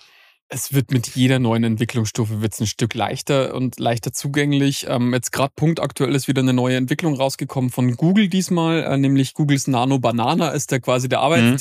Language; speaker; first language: German; native; German